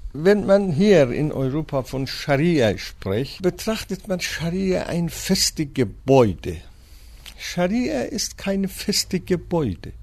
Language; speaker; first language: German; non-native, fluent; Persian